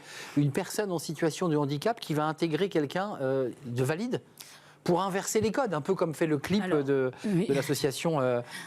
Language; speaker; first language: French; native; French